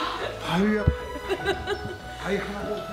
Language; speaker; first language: Korean; native; Korean